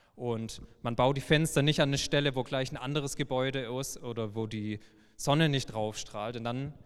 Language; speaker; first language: German; native; German